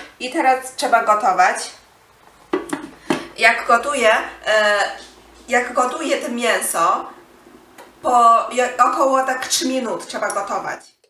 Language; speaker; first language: Polish; non-native, learner; Chinese